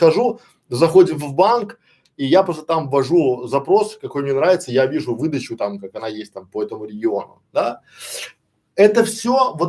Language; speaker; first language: Russian; native; Russian